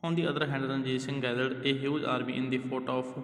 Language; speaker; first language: English; non-native, local second language; Punjabi